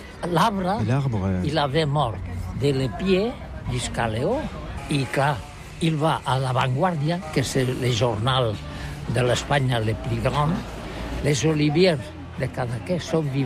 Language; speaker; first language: French; non-native, learner; Catalan